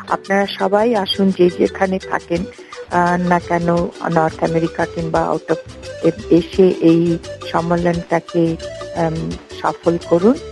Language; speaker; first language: Bangla; early bilingual, heritage; Bangla